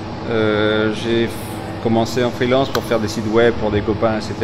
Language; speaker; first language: French; non-native, fluent; Spanish